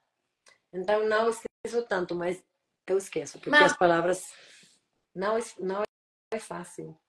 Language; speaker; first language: Portuguese; non-native, learner; Spanish